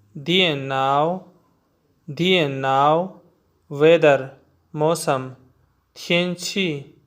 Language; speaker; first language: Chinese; non-native, learner; Urdu